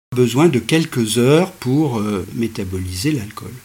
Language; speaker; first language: French; native; French